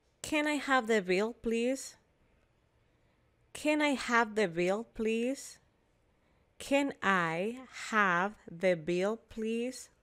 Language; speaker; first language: English; non-native, fluent; Spanish